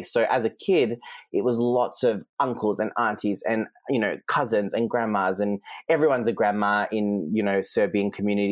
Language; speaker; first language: English; non-native, local second language; Serbian